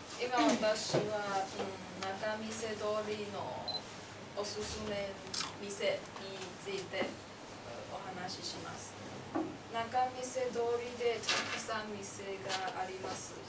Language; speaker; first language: Japanese; non-native, learner; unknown